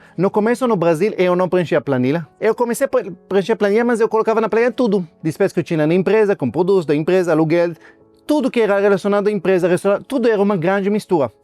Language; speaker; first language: Portuguese; non-native, fluent; Hebrew